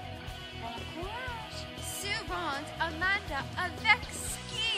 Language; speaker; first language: French; non-native, learner; English